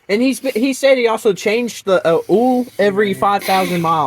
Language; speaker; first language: English; native; English